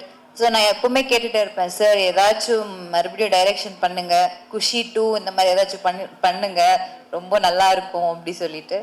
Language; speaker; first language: Tamil; early bilingual, heritage; Tamil